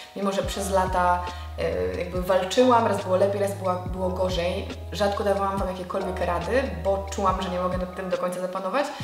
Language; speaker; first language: Polish; native; Polish